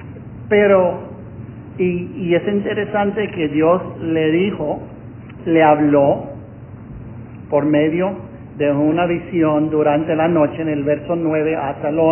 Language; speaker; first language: Spanish; non-native, fluent; English